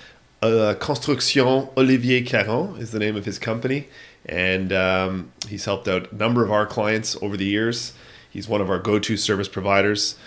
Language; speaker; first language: English; native; English